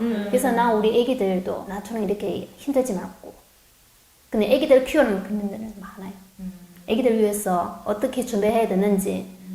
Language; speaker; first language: Korean; non-native, learner; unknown